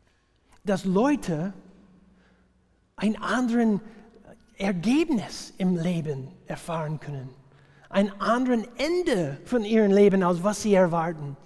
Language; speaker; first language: German; non-native, fluent; English